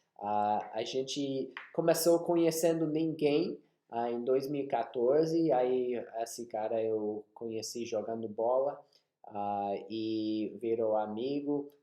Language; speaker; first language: Portuguese; non-native, fluent; English